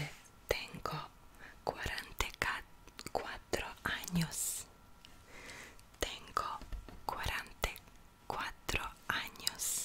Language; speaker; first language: Spanish; non-native, learner; Serbian